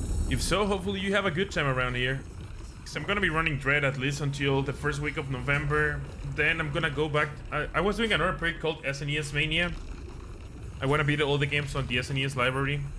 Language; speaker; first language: English; non-native, fluent; Spanish